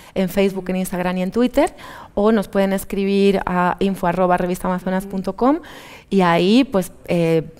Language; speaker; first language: Spanish; native; Spanish